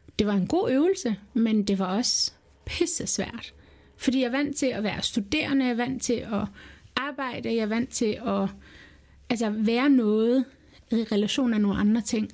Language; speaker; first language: Danish; early bilingual, other home language; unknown